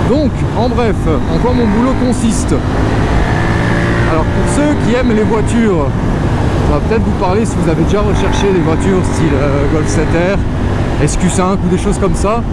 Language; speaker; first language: French; native; French